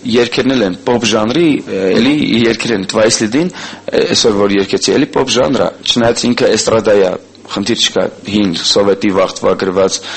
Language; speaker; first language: Armenian; early bilingual, heritage; Armenian